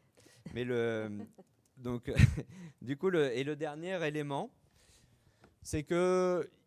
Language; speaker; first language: French; native; French